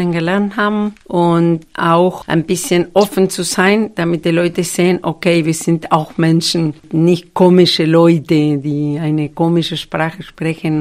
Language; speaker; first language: German; non-native, fluent; Spanish